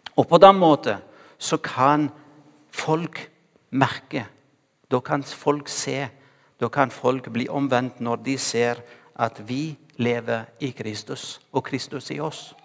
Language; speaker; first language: Norwegian; non-native, fluent; Arabic